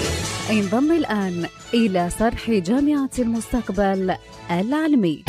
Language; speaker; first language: Arabic; native; Arabic